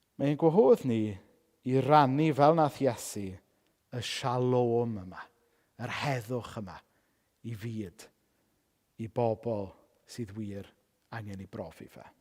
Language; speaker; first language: Welsh; native; Welsh